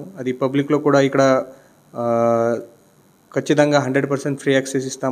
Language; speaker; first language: Telugu; non-native, learner; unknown